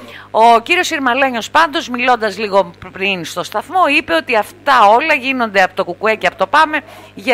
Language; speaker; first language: Greek; native; Greek